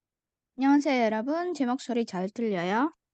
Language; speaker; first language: Korean; non-native, fluent; Indonesian